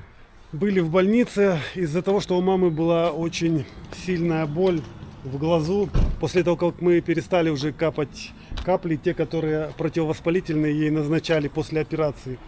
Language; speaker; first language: Russian; native; Russian